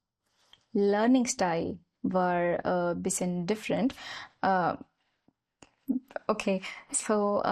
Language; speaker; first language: German; non-native, learner; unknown